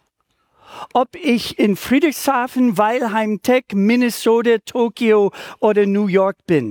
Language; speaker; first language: German; native; German